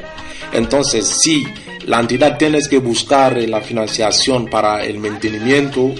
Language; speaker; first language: Spanish; non-native, fluent; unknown